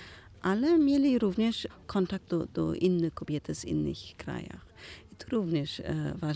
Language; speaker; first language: Polish; non-native, learner; German